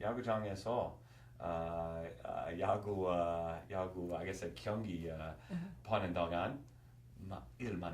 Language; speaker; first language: Korean; non-native, learner; English